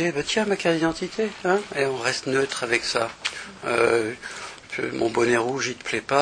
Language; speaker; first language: French; native; French